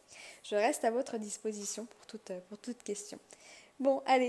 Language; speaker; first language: French; native; French